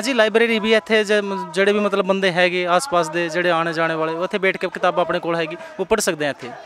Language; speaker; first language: Punjabi; non-native, local second language; Hindi